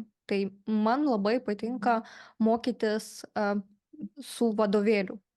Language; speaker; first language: Lithuanian; non-native, fluent; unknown